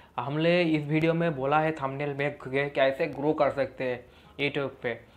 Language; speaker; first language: Hindi; non-native, local second language; Bangla